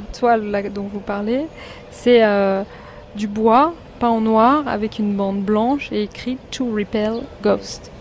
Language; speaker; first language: French; native; French